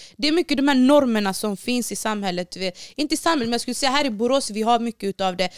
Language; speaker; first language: Swedish; early bilingual, other home language; Baluchi